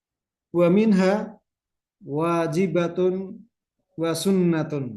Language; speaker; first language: Arabic; non-native, fluent; Indonesian